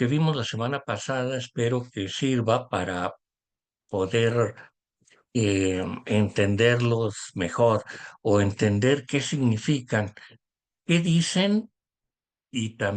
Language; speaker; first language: Spanish; native; Spanish